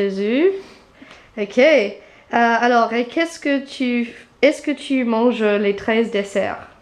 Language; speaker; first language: French; non-native, fluent; English